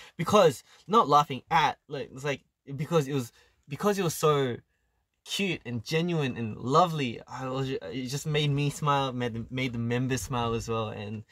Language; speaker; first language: English; early bilingual, other home language; Korean